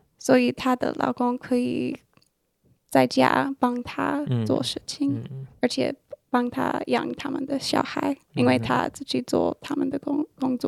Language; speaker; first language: Chinese; non-native, learner; English